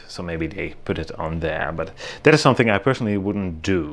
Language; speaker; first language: English; non-native, fluent; Dutch